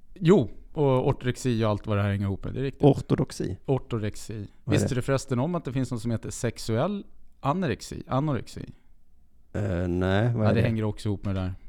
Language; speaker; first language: Swedish; native; Swedish